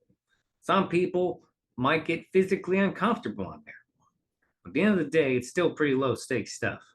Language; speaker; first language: English; native; English